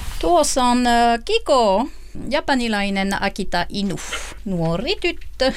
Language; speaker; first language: Finnish; non-native, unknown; French